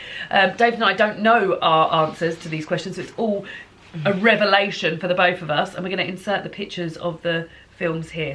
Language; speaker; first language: English; native; English